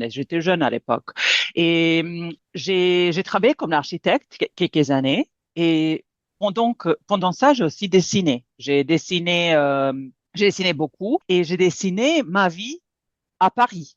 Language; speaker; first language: French; non-native, fluent; Serbian